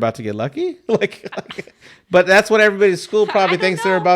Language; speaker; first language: English; native; English